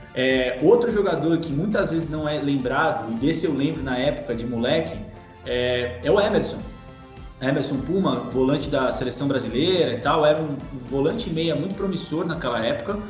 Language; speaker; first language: Portuguese; native; Portuguese